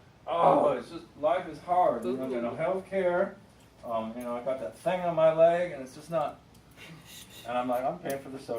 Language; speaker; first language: English; native; English